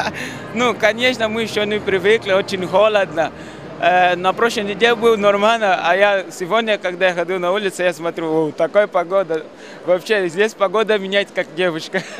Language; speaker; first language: Russian; non-native, learner; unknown